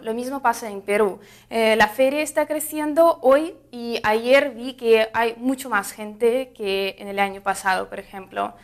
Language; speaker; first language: Spanish; non-native, fluent; Russian